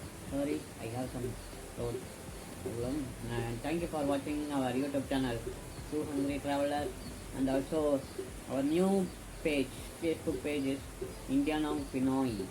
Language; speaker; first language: English; non-native, local second language; Tamil